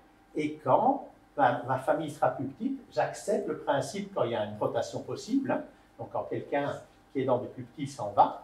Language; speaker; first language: French; native; French